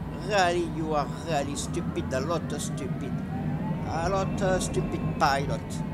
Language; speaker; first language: English; non-native, learner; French